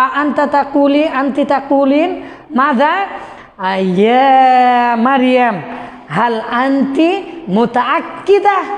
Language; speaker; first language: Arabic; non-native, fluent; Bangla